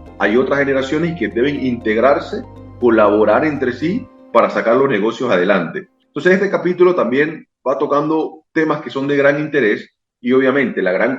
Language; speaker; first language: Spanish; native; Spanish